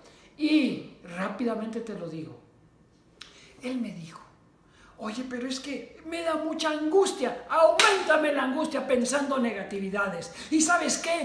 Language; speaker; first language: Spanish; native; Spanish